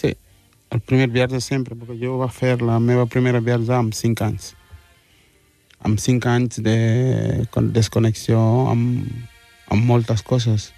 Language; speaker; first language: Catalan; early bilingual, other home language; Wolof